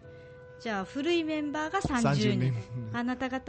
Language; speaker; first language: Japanese; native; Japanese